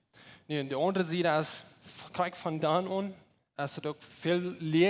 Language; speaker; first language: German; non-native, learner; Plautdietsch